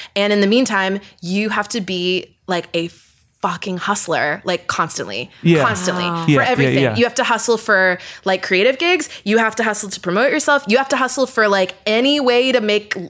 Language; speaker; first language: English; native; English